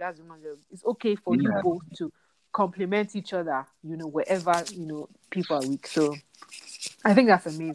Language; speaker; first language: English; non-native, local second language; Yoruba